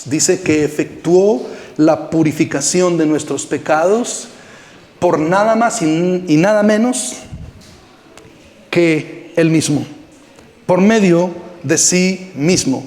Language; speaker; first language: Spanish; native; Spanish